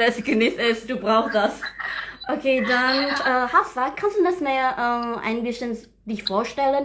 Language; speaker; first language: German; non-native, learner; Indonesian